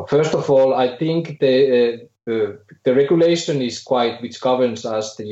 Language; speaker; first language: English; non-native, fluent; Finnish